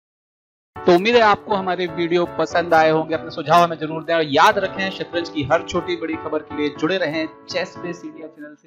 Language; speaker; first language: Hindi; native; Hindi